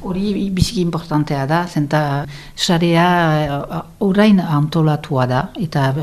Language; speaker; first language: Basque; non-native, local second language; French